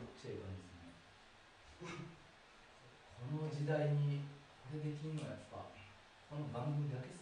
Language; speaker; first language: Japanese; native; Japanese